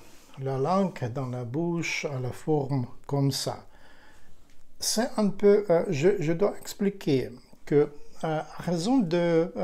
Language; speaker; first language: French; non-native, learner; Ukrainian